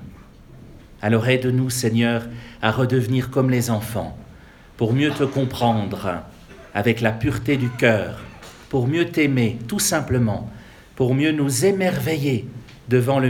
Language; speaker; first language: French; native; French